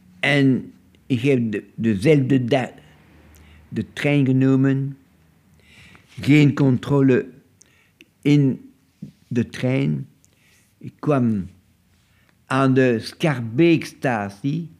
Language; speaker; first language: Dutch; non-native, local second language; French